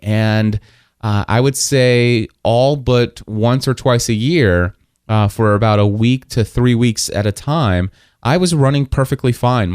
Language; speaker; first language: English; native; English